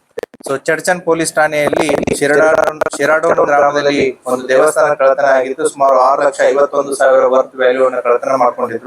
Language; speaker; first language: Kannada; native; Kannada